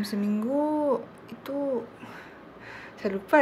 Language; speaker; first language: Indonesian; non-native, local second language; Korean